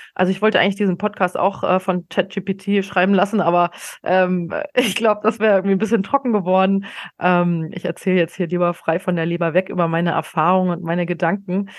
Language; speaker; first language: German; native; German